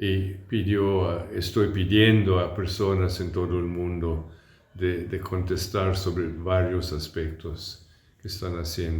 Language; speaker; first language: Spanish; non-native, fluent; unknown